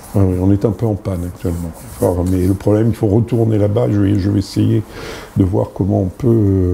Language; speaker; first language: French; native; French